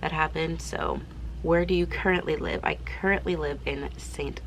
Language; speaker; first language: English; native; English